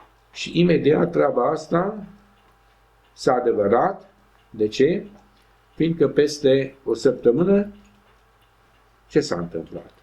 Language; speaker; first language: Romanian; non-native, local second language; Hungarian